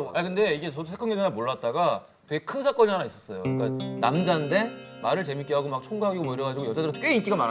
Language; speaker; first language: Korean; native; Korean